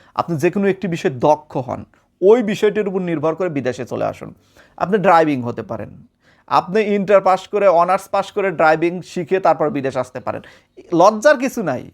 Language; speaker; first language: Bangla; native; Bangla